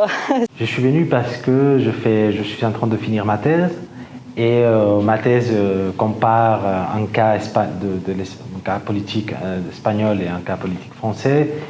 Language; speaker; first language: French; non-native, fluent; Spanish